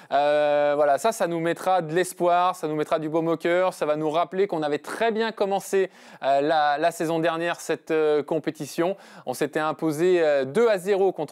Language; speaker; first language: French; native; French